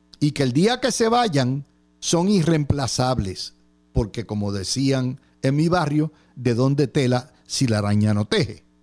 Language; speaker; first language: Spanish; native; Spanish